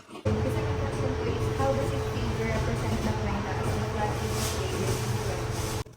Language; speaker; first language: English; non-native, local second language; Filipino